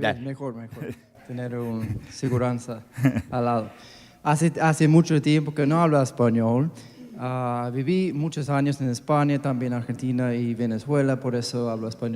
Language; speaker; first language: Spanish; non-native, fluent; English